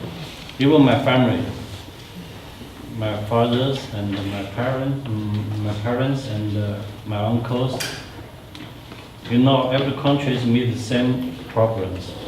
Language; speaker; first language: English; non-native, learner; Chinese